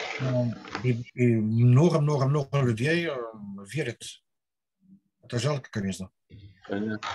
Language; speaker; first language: Russian; non-native, learner; Dutch